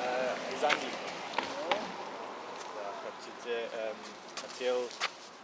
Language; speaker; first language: Russian; non-native, learner; English